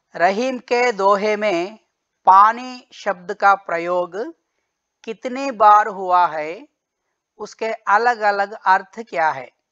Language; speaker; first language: Hindi; non-native, local second language; Telugu